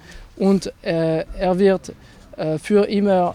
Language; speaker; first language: German; non-native, fluent; French